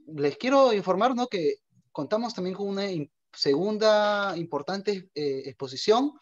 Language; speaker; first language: Spanish; native; Spanish